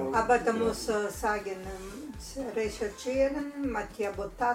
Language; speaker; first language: German; non-native, learner; Italian